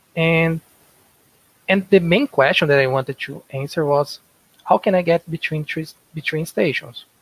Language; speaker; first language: English; non-native, learner; Portuguese